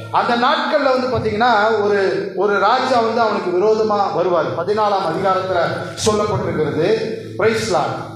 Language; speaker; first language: Tamil; non-native, local second language; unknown